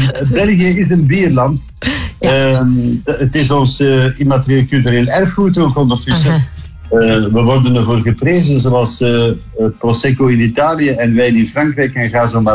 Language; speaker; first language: Dutch; native; Dutch